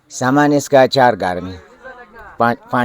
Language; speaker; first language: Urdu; early bilingual, other home language; Pashto